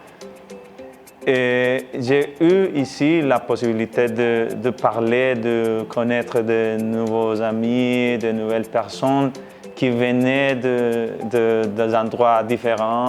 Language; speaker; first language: French; non-native, fluent; Spanish